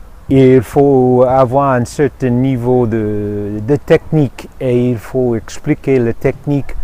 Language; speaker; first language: French; non-native, fluent; English